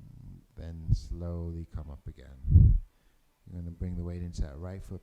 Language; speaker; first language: English; native; English